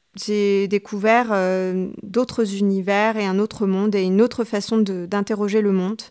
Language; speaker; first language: French; native; French